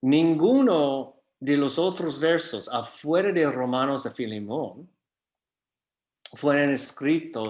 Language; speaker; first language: Spanish; non-native, fluent; English